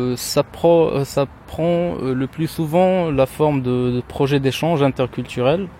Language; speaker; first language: French; non-native, local second language; Arabic